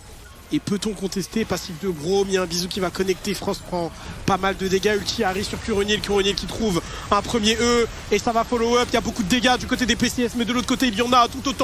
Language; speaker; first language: French; native; French